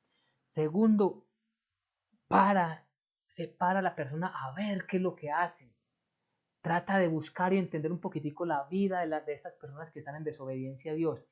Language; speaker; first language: Spanish; native; Spanish